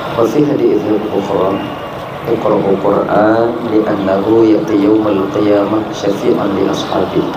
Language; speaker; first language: Malay; non-native, local second language; Achinese